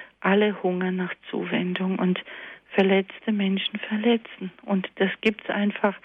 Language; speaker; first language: German; early bilingual, other home language; Croatian